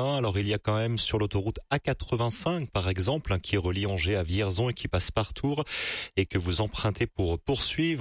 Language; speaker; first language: French; native; French